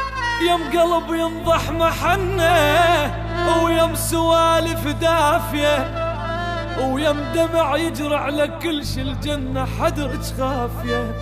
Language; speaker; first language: Arabic; native; Arabic